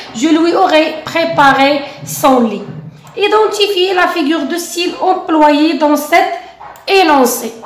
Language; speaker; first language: French; non-native, local second language; Arabic